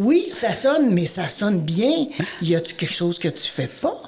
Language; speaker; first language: French; native; French